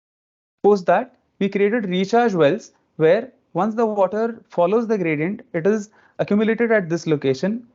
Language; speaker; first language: English; non-native, local second language; Marathi